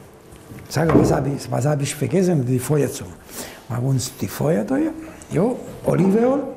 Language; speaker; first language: German; non-native, learner; Italian